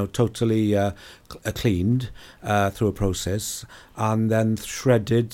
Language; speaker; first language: English; native; English